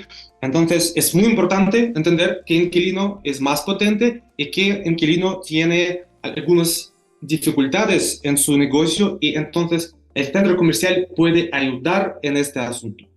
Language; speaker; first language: Spanish; non-native, fluent; Russian